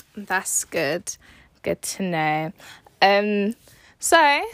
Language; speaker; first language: English; native; English